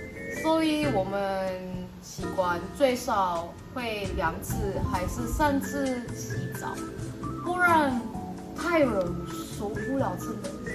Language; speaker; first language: Chinese; non-native, fluent; Indonesian